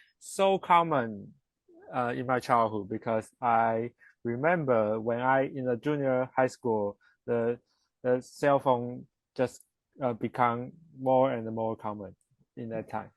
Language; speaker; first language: English; non-native, learner; Chinese